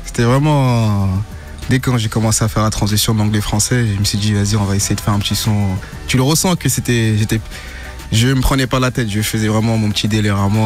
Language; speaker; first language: French; non-native, fluent; English